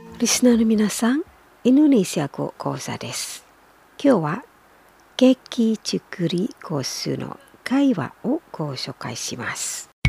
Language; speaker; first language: Japanese; non-native, fluent; Indonesian